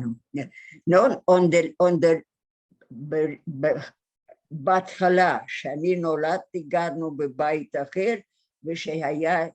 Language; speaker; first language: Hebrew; non-native, fluent; Hungarian